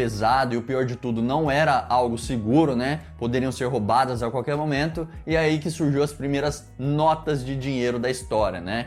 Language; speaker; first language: Portuguese; native; Portuguese